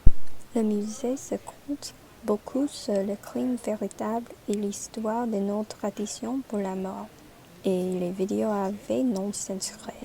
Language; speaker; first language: French; non-native, learner; English